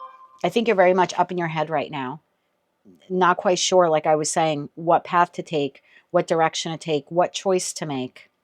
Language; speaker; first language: English; native; English